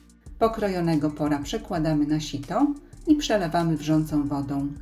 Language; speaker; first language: Polish; native; Polish